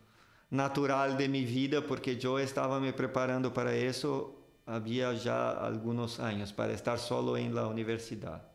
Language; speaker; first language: Spanish; non-native, fluent; Portuguese